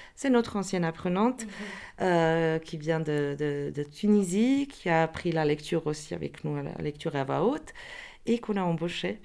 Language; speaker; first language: French; non-native, fluent; Croatian